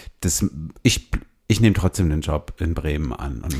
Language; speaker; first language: German; native; German